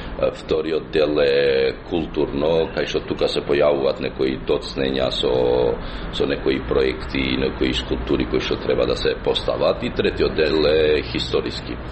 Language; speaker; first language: Macedonian; non-native, local second language; Albanian